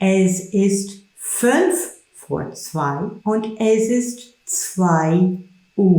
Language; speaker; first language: German; non-native, fluent; English